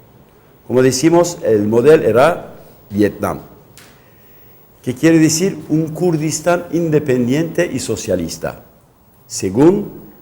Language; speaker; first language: Spanish; non-native, local second language; Kurdish